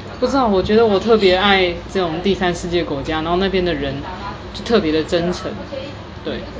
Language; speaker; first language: Chinese; native; Chinese